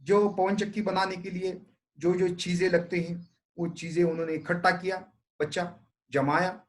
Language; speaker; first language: Hindi; non-native, local second language; Marathi